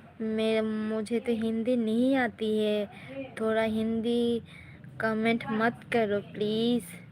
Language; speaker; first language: Hindi; non-native, local second language; Bangla